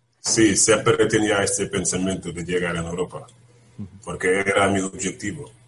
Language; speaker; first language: Spanish; non-native, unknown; Wolof